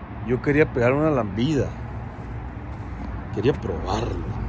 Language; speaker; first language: Spanish; native; Spanish